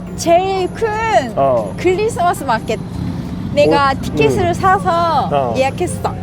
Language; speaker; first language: Korean; non-native, learner; Japanese